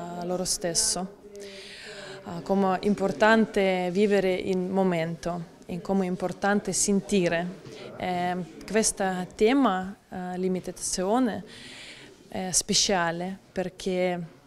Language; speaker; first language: Italian; non-native, learner; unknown